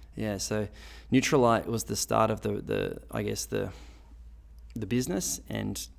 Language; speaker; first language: English; native; English